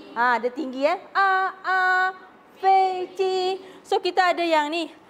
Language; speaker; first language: Malay; native; Malay